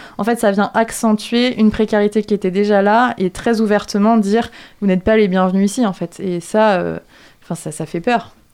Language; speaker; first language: French; native; French